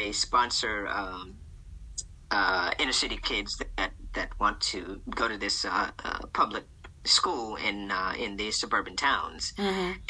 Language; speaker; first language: English; native; English